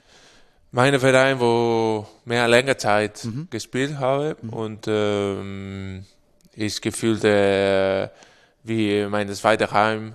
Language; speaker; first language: German; non-native, fluent; Spanish